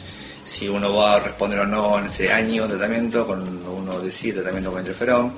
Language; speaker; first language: Spanish; native; Spanish